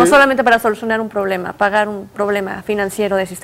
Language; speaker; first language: Spanish; native; Spanish